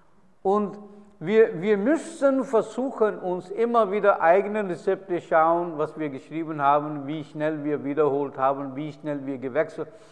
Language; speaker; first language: German; non-native, fluent; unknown